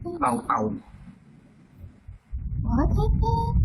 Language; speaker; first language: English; non-native, learner; Thai